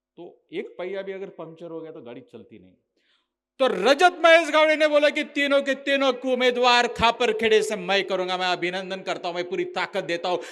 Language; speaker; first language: Hindi; non-native, local second language; Marathi